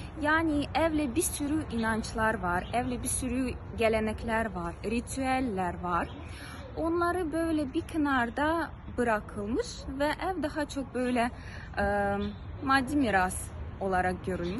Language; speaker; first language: Turkish; non-native, fluent; Ukrainian